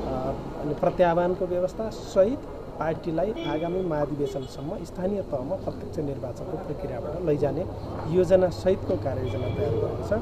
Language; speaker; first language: Nepali; native; Nepali